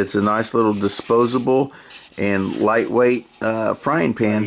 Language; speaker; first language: English; native; English